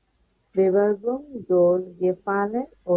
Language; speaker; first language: German; non-native, learner; Bangla